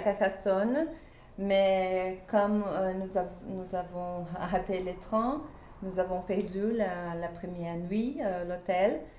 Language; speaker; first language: French; non-native, fluent; Portuguese